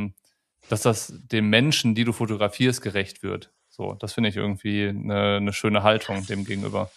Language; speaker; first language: German; native; German